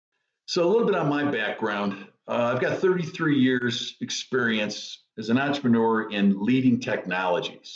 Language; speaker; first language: English; native; English